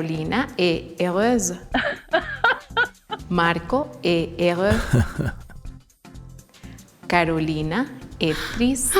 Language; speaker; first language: French; non-native, fluent; Spanish